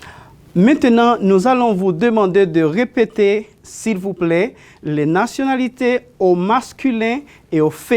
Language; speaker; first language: French; non-native, fluent; Spanish